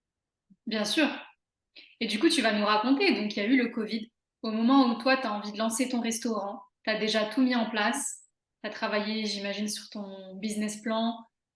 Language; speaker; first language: French; native; French